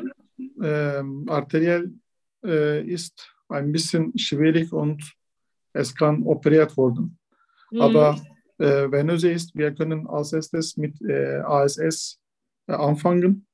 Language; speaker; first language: German; non-native, learner; Turkish